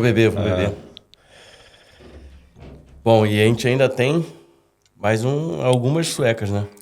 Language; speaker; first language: Portuguese; native; Portuguese